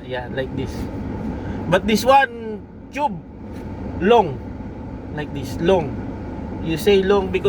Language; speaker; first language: English; non-native, local second language; Arabic